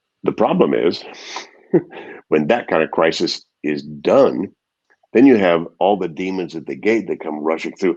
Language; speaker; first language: English; native; English